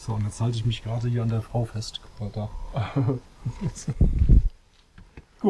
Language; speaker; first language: German; native; German